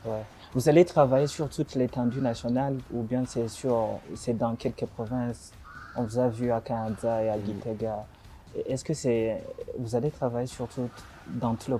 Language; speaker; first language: French; non-native, local second language; Rundi